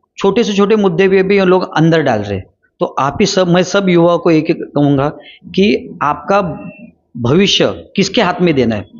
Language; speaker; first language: Hindi; non-native, local second language; Marathi